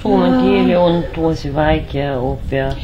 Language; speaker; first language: Finnish; non-native, learner; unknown